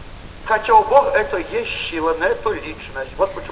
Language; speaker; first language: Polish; non-native, learner; Russian